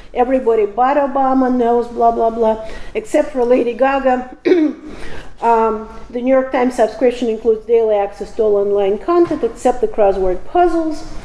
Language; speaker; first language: English; non-native, fluent; Russian